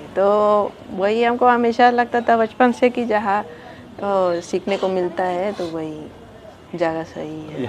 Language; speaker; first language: Hindi; non-native, fluent; Spanish